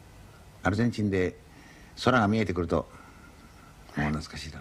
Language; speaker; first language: Japanese; native; Japanese